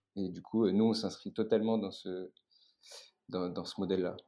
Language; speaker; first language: French; native; French